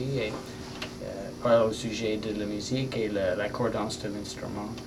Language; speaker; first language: French; non-native, learner; English